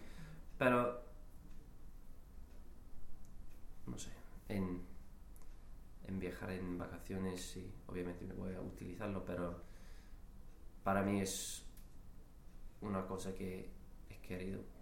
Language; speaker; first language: Spanish; non-native, learner; English